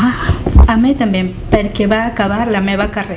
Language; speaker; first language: Catalan; non-native, learner; Spanish